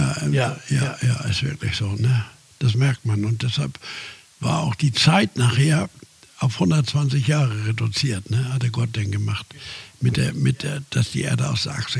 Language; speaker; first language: German; native; German